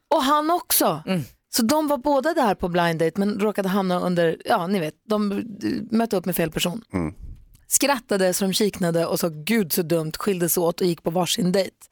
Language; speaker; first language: Swedish; native; Swedish